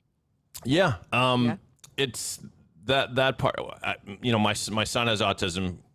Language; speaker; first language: English; native; English